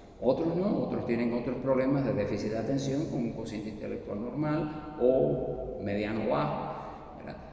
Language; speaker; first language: Spanish; native; Spanish